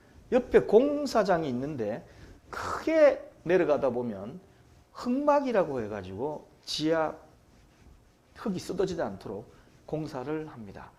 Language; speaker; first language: Korean; native; Korean